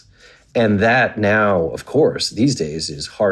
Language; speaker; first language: English; native; English